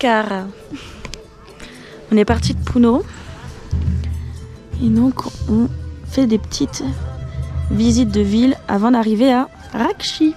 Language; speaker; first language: French; native; French